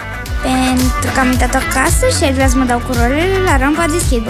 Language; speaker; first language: Romanian; native; Romanian